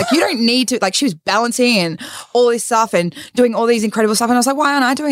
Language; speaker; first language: English; native; English